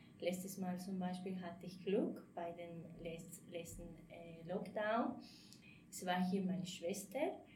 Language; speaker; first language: German; non-native, fluent; Spanish